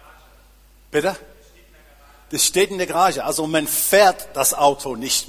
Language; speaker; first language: German; non-native, fluent; English